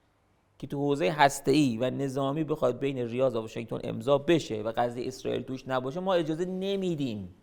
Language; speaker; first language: Persian; native; Persian